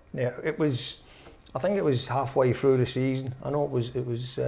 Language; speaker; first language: English; native; English